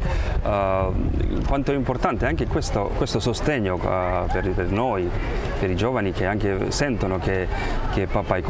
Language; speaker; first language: Italian; non-native, fluent; Croatian